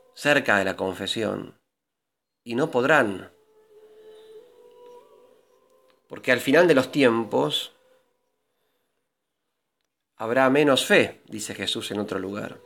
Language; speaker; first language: Spanish; native; Spanish